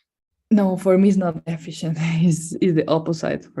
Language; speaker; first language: English; non-native, fluent; Spanish